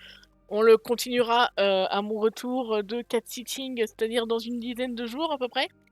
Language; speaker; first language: French; native; French